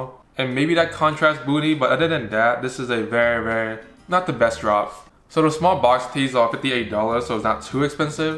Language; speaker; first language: English; native; English